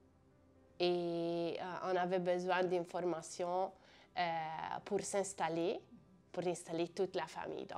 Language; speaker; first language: French; non-native, fluent; Italian